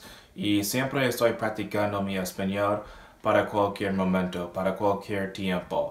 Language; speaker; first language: Spanish; non-native, learner; English